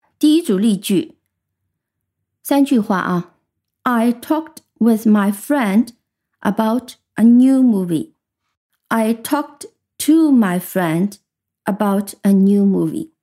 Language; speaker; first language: English; non-native, fluent; Chinese